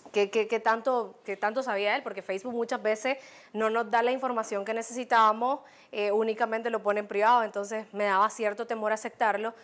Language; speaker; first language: Spanish; native; Spanish